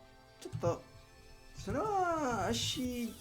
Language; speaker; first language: Japanese; non-native, learner; Spanish